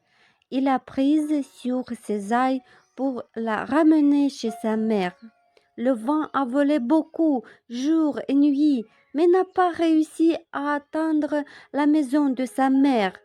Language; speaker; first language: French; non-native, fluent; Romanian